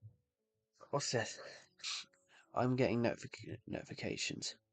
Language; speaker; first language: English; native; English